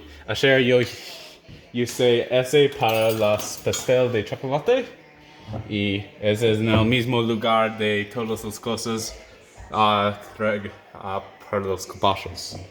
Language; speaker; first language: Spanish; non-native, learner; English